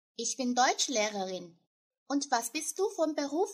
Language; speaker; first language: German; non-native, fluent; Chinese